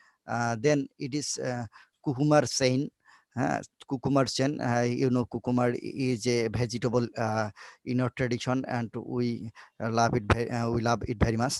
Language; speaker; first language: English; non-native, local second language; Bangla